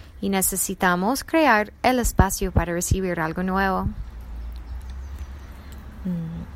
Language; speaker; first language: Spanish; non-native, fluent; English